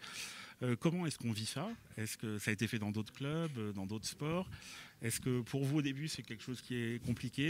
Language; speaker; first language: French; native; French